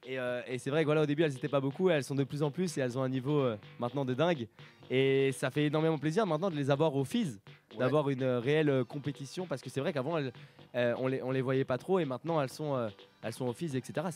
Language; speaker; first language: French; native; French